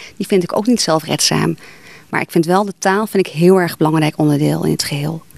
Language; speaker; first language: Dutch; early bilingual, other home language; Turkish